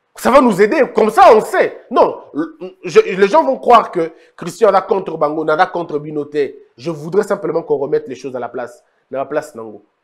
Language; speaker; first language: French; non-native, local second language; Lingala